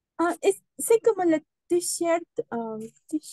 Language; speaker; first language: French; non-native, learner; Spanish